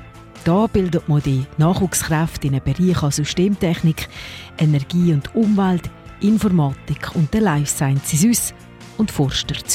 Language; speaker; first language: German; native; German